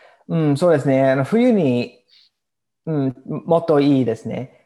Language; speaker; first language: Japanese; non-native, learner; English